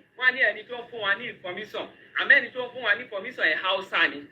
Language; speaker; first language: Yoruba; non-native, local second language; Fula